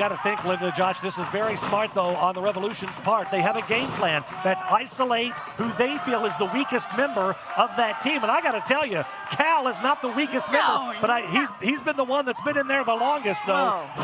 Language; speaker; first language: English; native; English